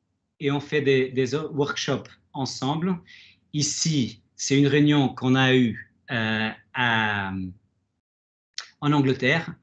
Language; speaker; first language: French; non-native, fluent; Portuguese